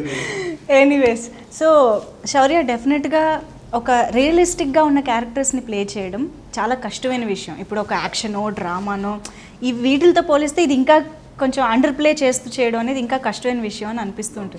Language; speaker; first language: Telugu; native; Telugu